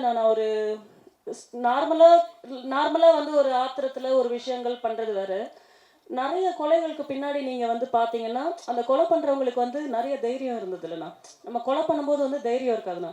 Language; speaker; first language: Tamil; native; Tamil